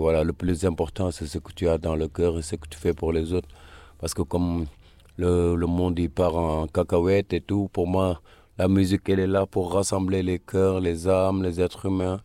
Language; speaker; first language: French; non-native, local second language; Wolof